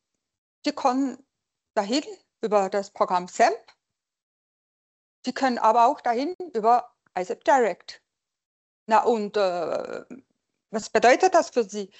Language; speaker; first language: German; non-native, local second language; French